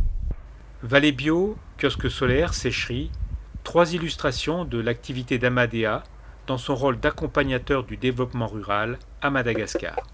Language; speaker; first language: French; native; French